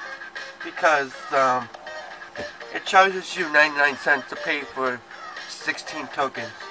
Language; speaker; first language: English; native; English